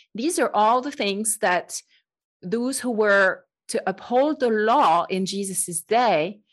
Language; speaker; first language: English; non-native, fluent; French